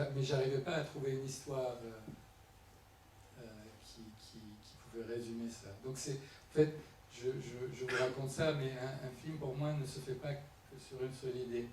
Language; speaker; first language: French; non-native, fluent; Persian